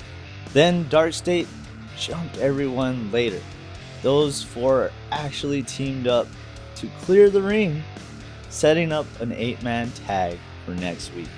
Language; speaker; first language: English; native; English